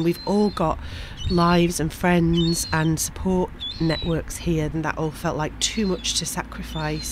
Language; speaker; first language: English; native; English